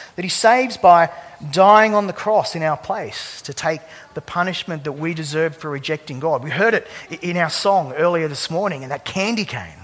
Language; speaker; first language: English; native; English